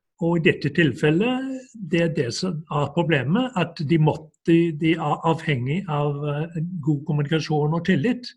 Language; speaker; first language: Norwegian; non-native, fluent; English